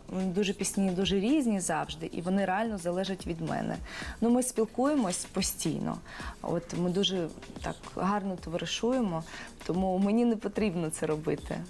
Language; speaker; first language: Ukrainian; non-native, local second language; Russian